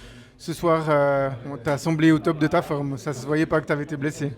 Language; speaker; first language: French; native; French